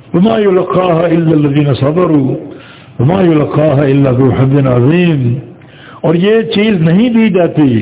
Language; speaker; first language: Urdu; native; Urdu